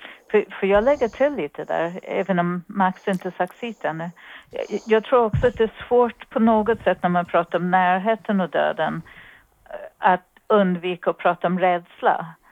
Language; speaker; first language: Swedish; non-native, fluent; English